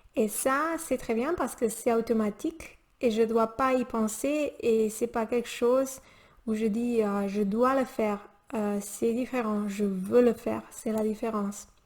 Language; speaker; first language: French; non-native, learner; Spanish